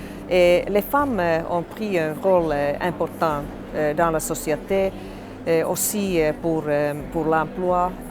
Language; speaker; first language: French; non-native, fluent; Finnish